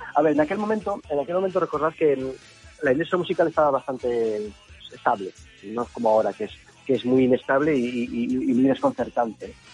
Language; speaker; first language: Spanish; native; Spanish